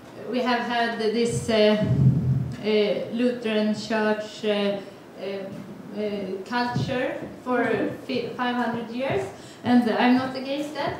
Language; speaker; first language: English; non-native, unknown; Swedish